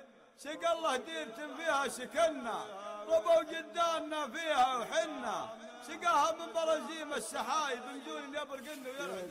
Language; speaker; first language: Arabic; native; Arabic